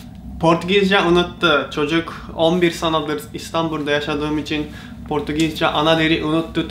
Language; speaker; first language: Turkish; non-native, learner; Japanese